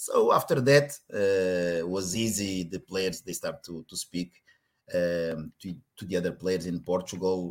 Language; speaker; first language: English; non-native, learner; Portuguese